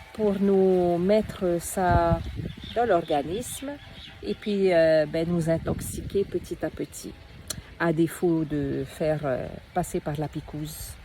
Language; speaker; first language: French; native; French